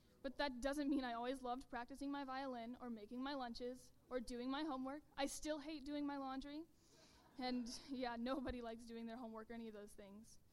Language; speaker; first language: English; native; English